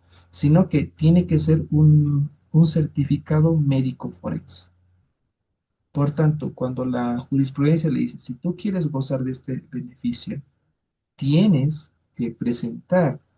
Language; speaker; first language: Spanish; native; Spanish